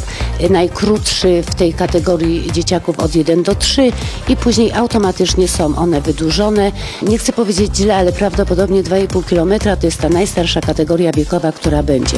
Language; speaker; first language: Polish; native; Polish